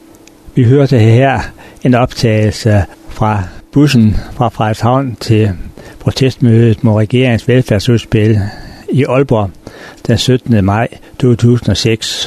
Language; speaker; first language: Danish; native; Danish